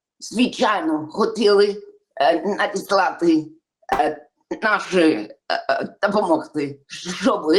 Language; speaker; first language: Ukrainian; early bilingual, heritage; English